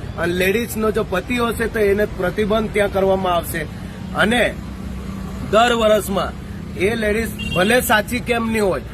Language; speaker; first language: Gujarati; non-native, local second language; Kukna